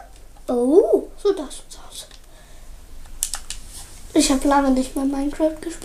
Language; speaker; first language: German; native; German